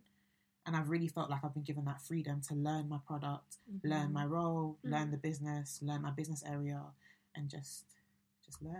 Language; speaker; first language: English; native; English